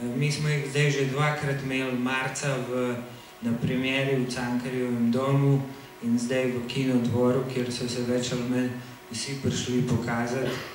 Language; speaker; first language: Slovenian; early bilingual, other home language; Bosnian